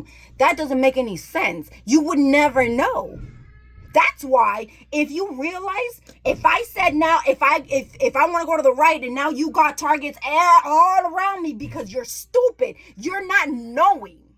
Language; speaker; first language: English; native; English